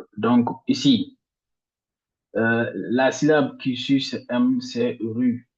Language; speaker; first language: French; non-native, local second language; Arabic